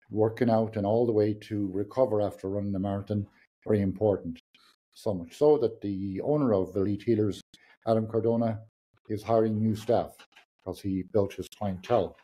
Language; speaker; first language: English; non-native, local second language; Irish